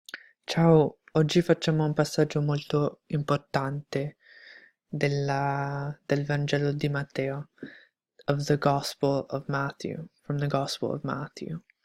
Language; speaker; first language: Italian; non-native, fluent; English